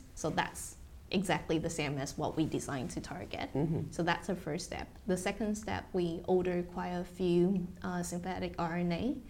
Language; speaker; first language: English; non-native, fluent; Chinese